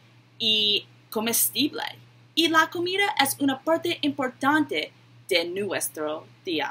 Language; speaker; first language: Spanish; non-native, learner; English